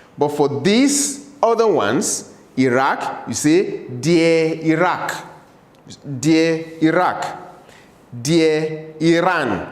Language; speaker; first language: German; non-native, learner; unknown